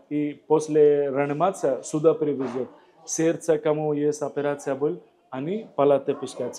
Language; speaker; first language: Russian; non-native, learner; Hindi